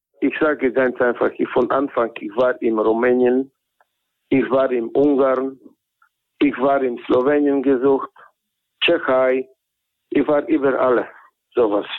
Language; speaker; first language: German; non-native, learner; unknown